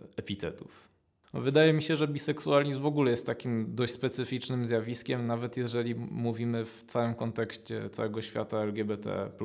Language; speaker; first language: Polish; native; Polish